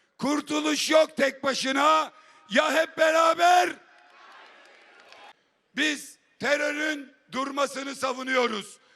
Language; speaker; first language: Turkish; native; Turkish